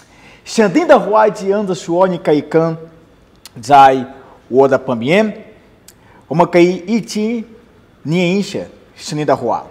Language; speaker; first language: Chinese; non-native, learner; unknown